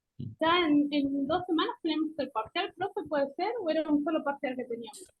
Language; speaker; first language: Spanish; native; Spanish